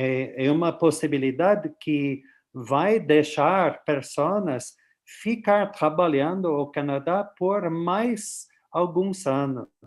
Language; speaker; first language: Portuguese; non-native, fluent; English